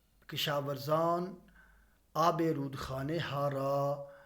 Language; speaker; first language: Persian; non-native, fluent; Urdu